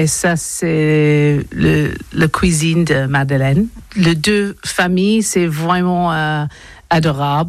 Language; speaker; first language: French; non-native, learner; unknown